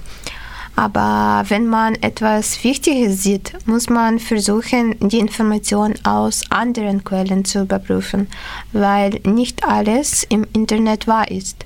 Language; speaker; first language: German; non-native, learner; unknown